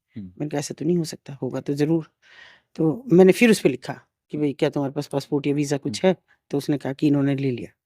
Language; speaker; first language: Hindi; native; Hindi